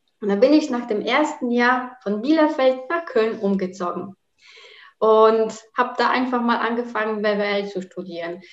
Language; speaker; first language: German; non-native, fluent; Polish